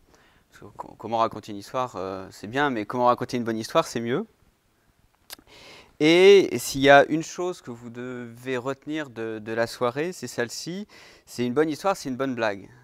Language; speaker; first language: French; native; French